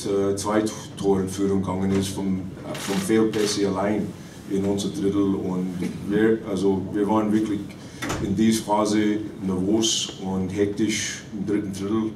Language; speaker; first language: German; non-native, fluent; English